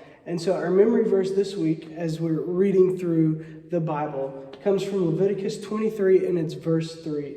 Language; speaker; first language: English; native; English